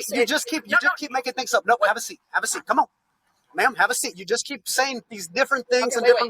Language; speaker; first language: English; native; English